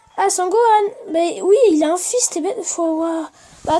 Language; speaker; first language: French; native; French